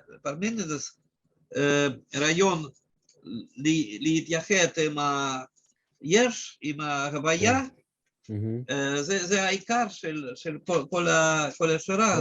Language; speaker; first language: Hebrew; non-native, fluent; Russian